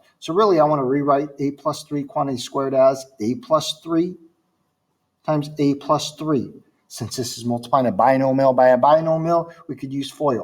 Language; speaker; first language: English; native; English